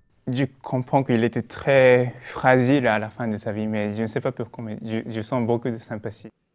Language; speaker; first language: French; non-native, fluent; Japanese